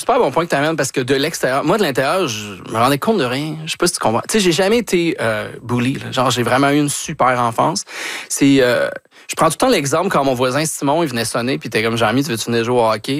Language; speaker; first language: French; native; French